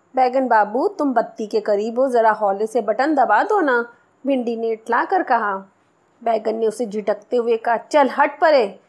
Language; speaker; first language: Hindi; non-native, local second language; Marathi